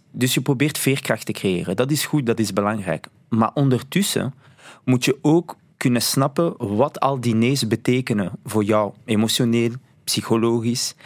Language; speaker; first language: Dutch; early bilingual, other home language; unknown